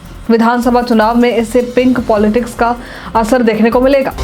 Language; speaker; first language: Hindi; native; Hindi